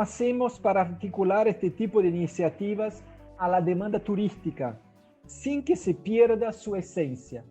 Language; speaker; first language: Spanish; non-native, fluent; Portuguese